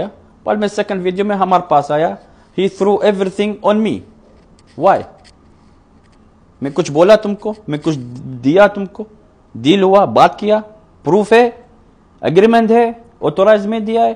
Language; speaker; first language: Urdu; non-native, learner; Arabic